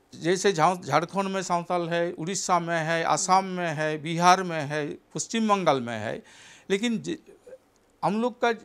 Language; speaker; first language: Hindi; non-native, local second language; Santali